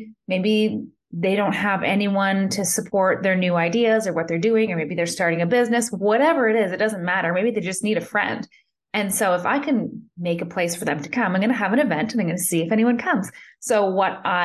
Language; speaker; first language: English; native; English